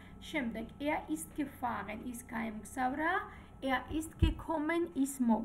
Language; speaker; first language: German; non-native, fluent; Georgian